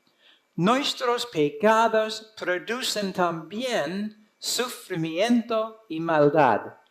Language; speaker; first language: Spanish; non-native, fluent; English